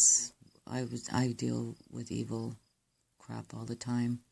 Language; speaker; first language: English; native; English